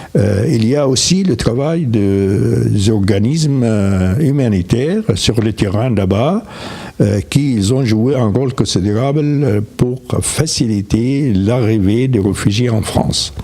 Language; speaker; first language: French; non-native, fluent; Arabic